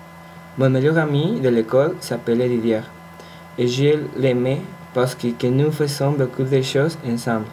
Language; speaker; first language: French; non-native, learner; Spanish